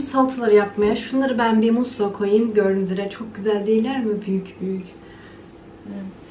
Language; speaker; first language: Turkish; early bilingual, heritage; Turkish